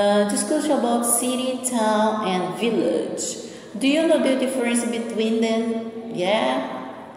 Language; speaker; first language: English; non-native, fluent; Portuguese